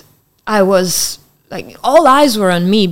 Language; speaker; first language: English; non-native, fluent; Italian